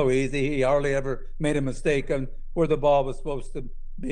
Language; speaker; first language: English; native; English